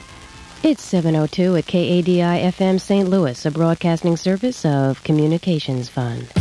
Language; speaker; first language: English; native; English